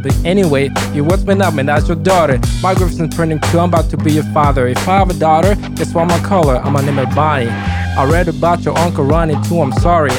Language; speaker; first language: English; native; English